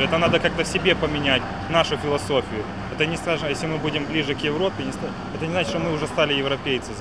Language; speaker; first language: Russian; native; Russian